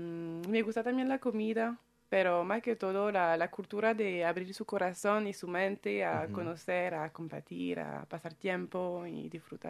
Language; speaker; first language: Spanish; non-native, fluent; French